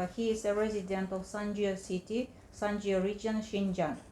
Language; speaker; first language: English; non-native, fluent; Kazakh